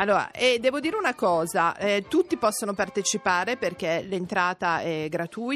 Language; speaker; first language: Italian; native; Italian